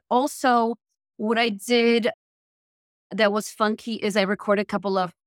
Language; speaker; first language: English; non-native, fluent; Polish